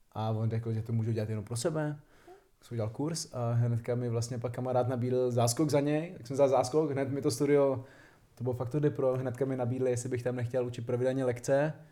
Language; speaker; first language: Czech; non-native, fluent; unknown